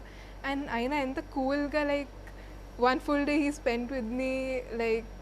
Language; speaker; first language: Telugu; non-native, fluent; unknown